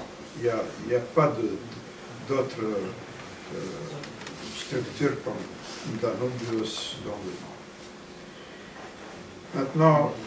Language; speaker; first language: French; non-native, fluent; Romanian